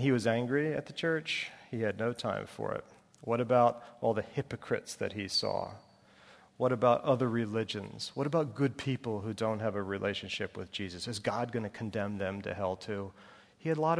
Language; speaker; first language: English; native; English